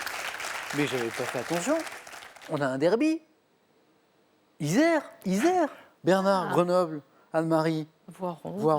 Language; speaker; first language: French; native; French